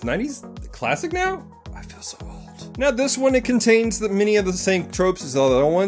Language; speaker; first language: English; native; English